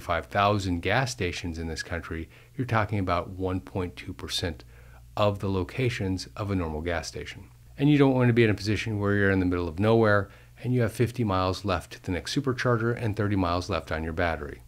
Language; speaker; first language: English; native; English